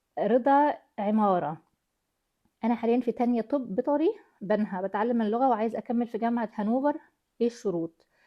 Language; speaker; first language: Egyptian Arabic; early bilingual, heritage; German